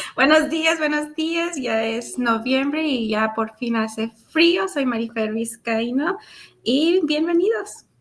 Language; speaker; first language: Spanish; early bilingual, heritage; Spanish